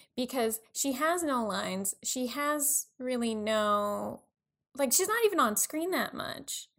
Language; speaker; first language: English; native; English